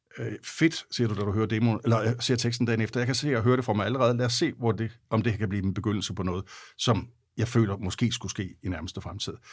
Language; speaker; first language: Danish; native; Danish